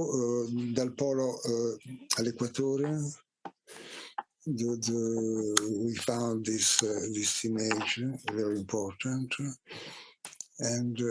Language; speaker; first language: English; non-native, fluent; Italian